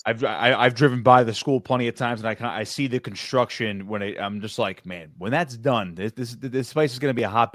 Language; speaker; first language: English; native; English